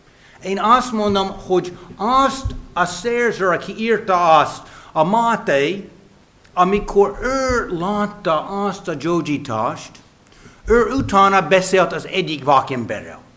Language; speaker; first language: Hungarian; non-native, fluent; English